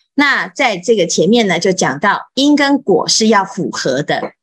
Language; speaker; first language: Chinese; native; Chinese